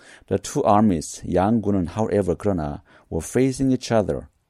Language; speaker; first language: English; non-native, fluent; Korean